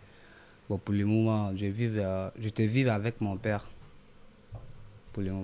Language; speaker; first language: French; non-native, local second language; Mandingo